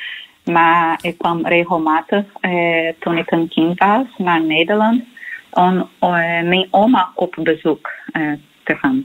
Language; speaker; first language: Dutch; non-native, local second language; Portuguese